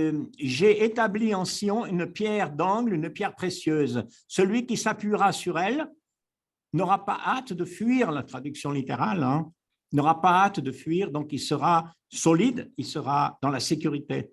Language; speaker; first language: French; native; French